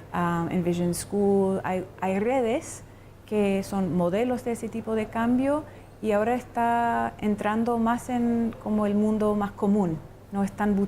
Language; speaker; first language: Spanish; non-native, fluent; English